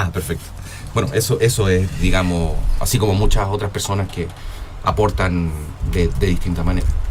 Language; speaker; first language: Spanish; native; Spanish